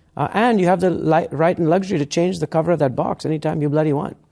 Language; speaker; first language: English; native; English